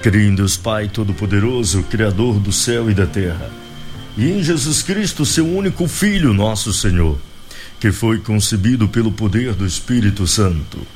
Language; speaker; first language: Portuguese; native; Portuguese